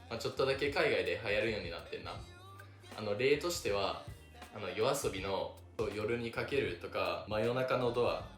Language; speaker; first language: Japanese; non-native, fluent; English